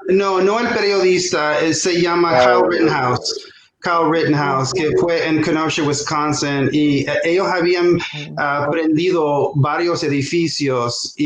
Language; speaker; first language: Spanish; non-native, fluent; English